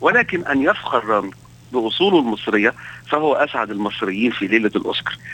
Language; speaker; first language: Arabic; native; Arabic